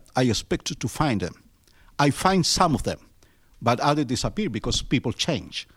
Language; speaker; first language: English; non-native, fluent; Spanish